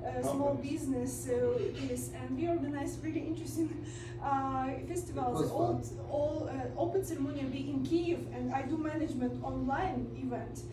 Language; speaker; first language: English; non-native, learner; Russian